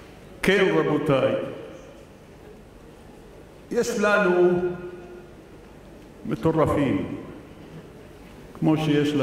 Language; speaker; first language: Hebrew; non-native, local second language; Arabic